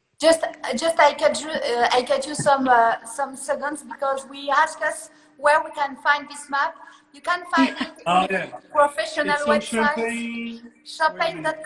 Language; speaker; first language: English; non-native, learner; French